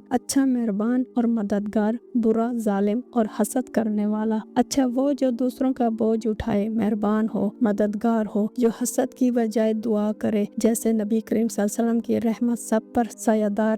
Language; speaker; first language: Hindi; native; Hindi